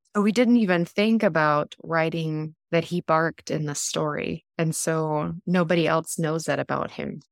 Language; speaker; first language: English; non-native, fluent; German